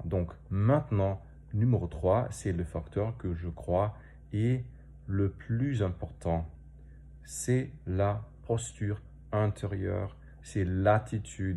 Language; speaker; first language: French; non-native, fluent; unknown